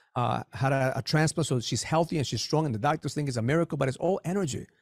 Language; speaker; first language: English; early bilingual, other home language; Spanish